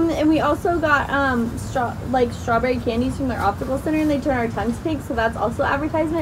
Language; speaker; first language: English; native; English